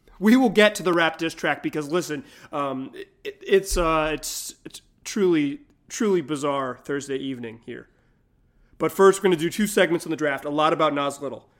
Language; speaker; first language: English; native; English